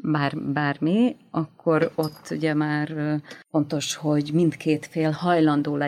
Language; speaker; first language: Hungarian; native; Hungarian